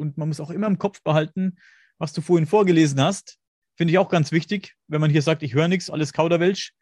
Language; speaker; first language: German; native; German